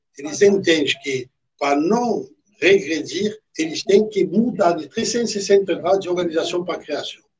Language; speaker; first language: Portuguese; non-native, fluent; French